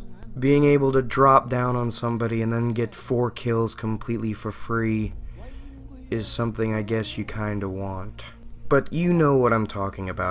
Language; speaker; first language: English; native; English